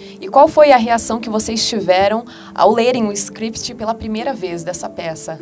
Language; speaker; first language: Portuguese; native; Portuguese